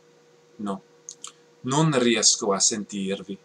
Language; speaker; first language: Italian; non-native, learner; English